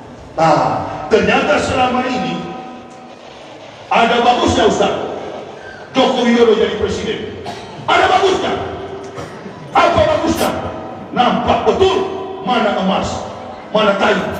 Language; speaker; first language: Indonesian; native; Indonesian